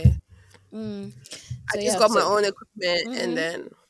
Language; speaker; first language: English; non-native, local second language; Igbo